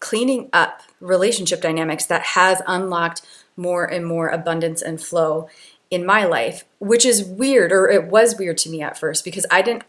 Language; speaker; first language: English; native; English